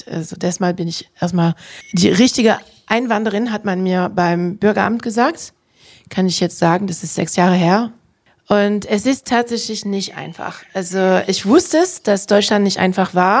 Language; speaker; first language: German; non-native, fluent; French